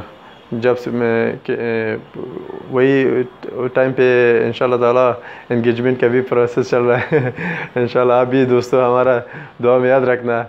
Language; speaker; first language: Hindi; non-native, fluent; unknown